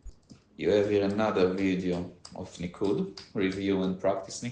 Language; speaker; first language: English; non-native, learner; Hebrew